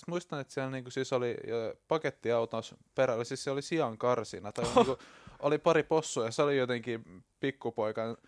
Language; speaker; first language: Finnish; native; Finnish